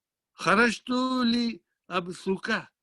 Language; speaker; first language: Arabic; non-native, fluent; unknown